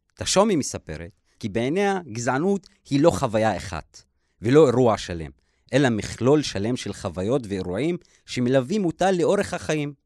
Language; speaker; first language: Hebrew; non-native, local second language; Arabic